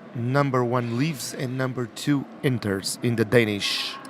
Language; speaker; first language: English; non-native, fluent; Portuguese